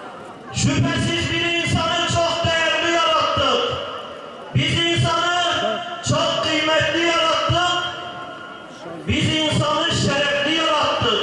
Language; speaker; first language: Turkish; non-native, local second language; Zaza